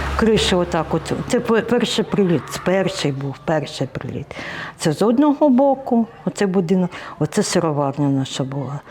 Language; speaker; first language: Ukrainian; non-native, local second language; Russian